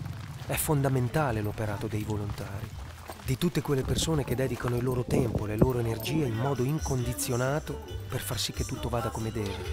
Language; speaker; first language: Italian; native; Italian